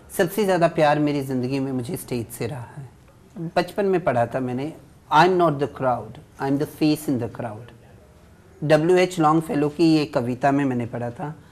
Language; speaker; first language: Hindi; native; Hindi